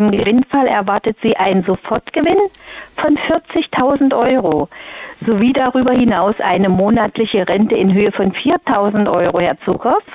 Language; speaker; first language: German; native; German